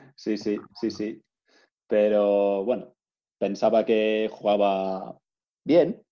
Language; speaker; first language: Spanish; non-native, fluent; English